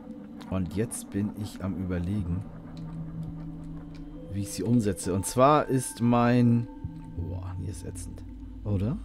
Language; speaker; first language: German; native; German